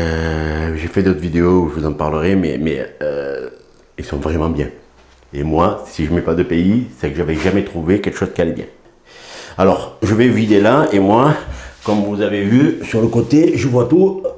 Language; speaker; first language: French; native; French